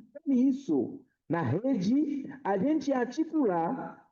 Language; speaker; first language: Portuguese; non-native, fluent; Haitian Creole